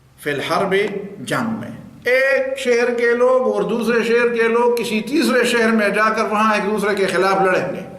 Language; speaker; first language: Urdu; non-native, local second language; Pashto